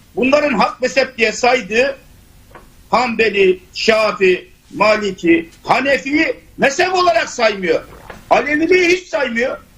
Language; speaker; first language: Turkish; native; Turkish